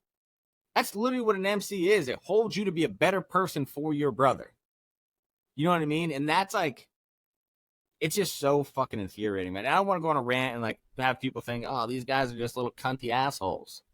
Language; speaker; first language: English; native; English